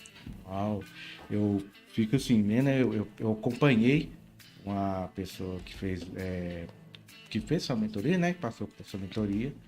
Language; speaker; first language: Portuguese; native; Portuguese